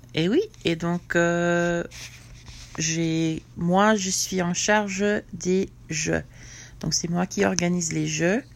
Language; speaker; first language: French; non-native, fluent; English